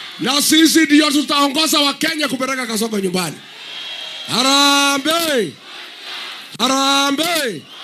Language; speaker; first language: Swahili; non-native, local second language; Kikuyu